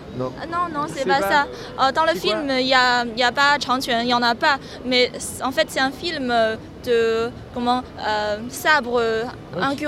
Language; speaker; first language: French; non-native, learner; Chinese